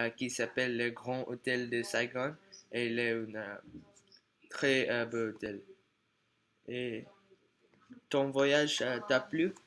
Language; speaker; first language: French; non-native, learner; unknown